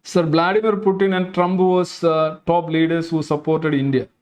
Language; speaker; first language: English; non-native, local second language; Malayalam